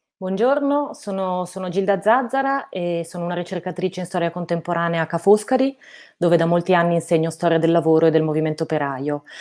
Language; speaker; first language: Italian; native; Italian